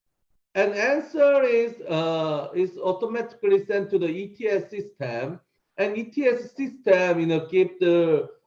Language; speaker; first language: English; non-native, learner; Korean